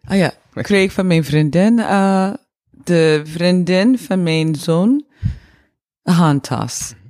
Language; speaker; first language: Dutch; non-native, fluent; English